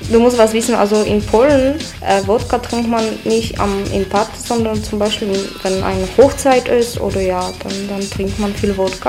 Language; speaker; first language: German; non-native, fluent; Polish